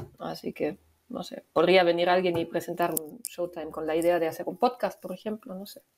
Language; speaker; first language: Spanish; non-native, fluent; German